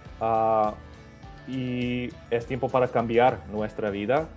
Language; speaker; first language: Spanish; early bilingual, other home language; Serbian